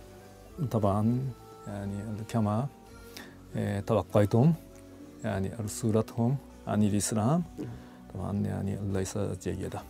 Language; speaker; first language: Arabic; non-native, fluent; Japanese